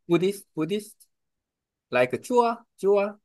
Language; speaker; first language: English; non-native, learner; Korean